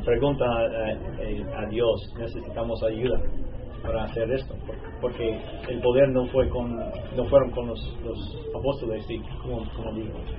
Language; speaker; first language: Spanish; non-native, learner; English